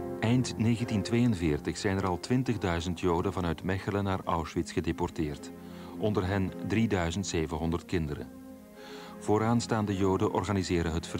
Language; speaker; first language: Dutch; native; Dutch